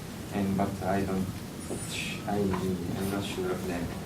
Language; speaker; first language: English; non-native, learner; Italian